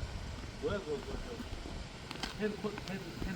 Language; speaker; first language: Korean; native; Korean